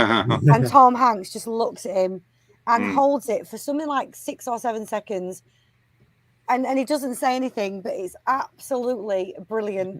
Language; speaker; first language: English; native; English